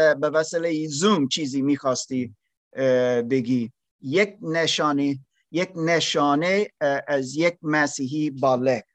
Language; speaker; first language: Persian; non-native, learner; German